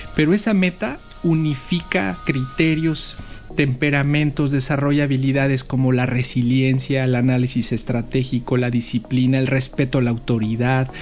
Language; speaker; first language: Spanish; native; Spanish